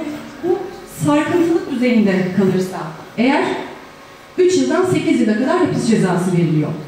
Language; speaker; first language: Turkish; native; Turkish